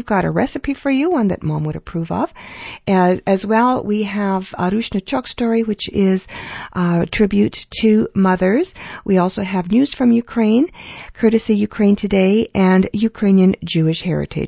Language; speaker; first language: English; early bilingual, other home language; Ukrainian